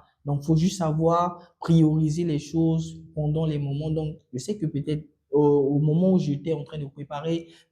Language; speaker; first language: French; non-native, local second language; Sango